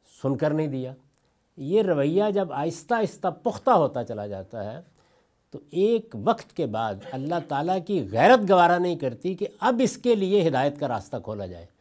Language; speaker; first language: Urdu; non-native, local second language; Punjabi